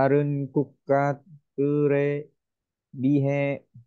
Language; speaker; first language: Korean; non-native, learner; Vietnamese